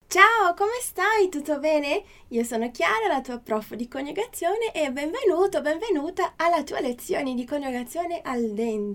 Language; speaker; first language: Italian; non-native, fluent; Portuguese